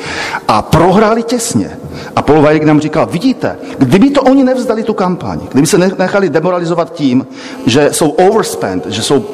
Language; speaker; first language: Czech; native; Czech